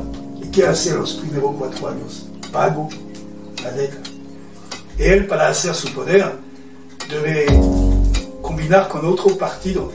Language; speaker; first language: Spanish; non-native, fluent; French